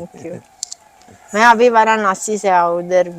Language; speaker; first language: Hindi; non-native, learner; Italian